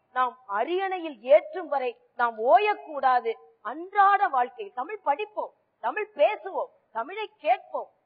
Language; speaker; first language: Tamil; native; Tamil